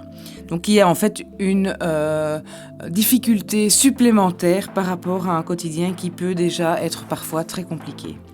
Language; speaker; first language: French; native; French